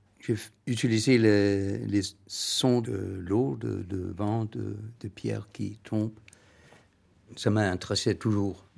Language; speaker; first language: French; non-native, learner; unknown